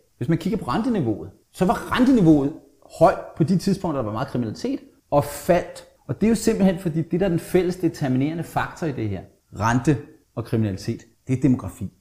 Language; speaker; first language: Danish; native; Danish